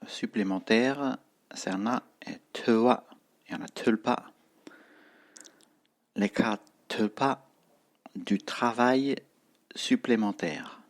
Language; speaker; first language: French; non-native, fluent; Tibetan